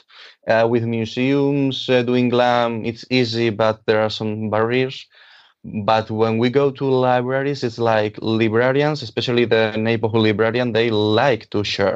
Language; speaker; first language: English; non-native, fluent; Catalan